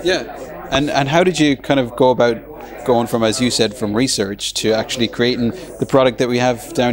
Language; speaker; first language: English; native; English